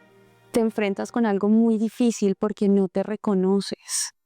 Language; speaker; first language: Spanish; native; Spanish